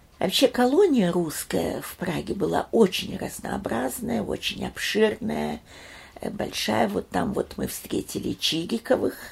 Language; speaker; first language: Russian; early bilingual, heritage; Russian